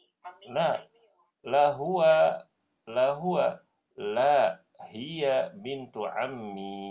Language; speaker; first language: Arabic; non-native, fluent; Indonesian